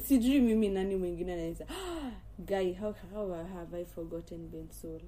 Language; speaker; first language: English; non-native, local second language; Swahili